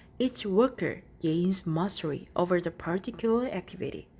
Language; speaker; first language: English; non-native, fluent; Korean